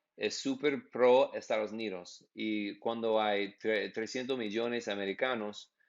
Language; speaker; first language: Spanish; non-native, learner; English